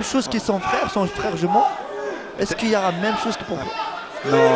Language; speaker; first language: French; native; French